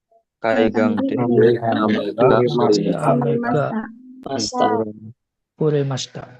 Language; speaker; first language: Japanese; non-native, learner; Indonesian